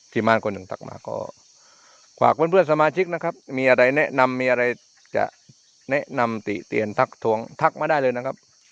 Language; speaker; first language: Thai; native; Thai